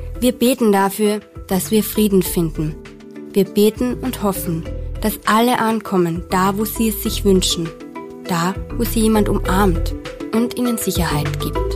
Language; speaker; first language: German; native; German